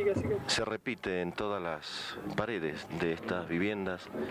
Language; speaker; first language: Spanish; native; Spanish